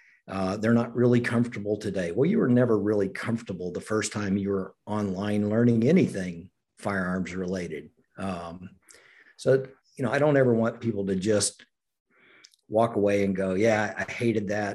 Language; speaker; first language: English; native; English